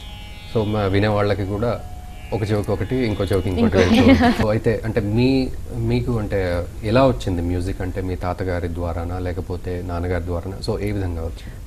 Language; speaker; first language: Telugu; native; Telugu